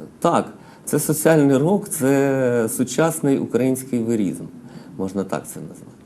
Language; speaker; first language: Ukrainian; non-native, local second language; Russian